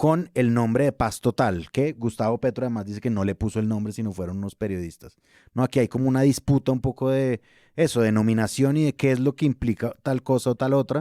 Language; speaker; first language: Spanish; native; Spanish